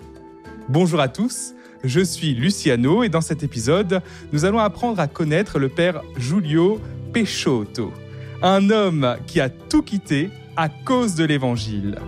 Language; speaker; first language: French; native; French